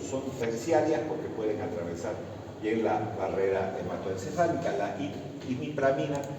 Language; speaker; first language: Spanish; native; Spanish